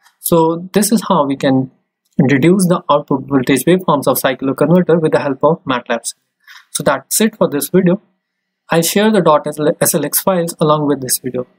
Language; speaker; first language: English; non-native, local second language; Hindi